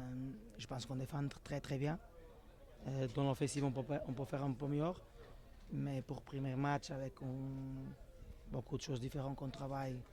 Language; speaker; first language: French; non-native, learner; Portuguese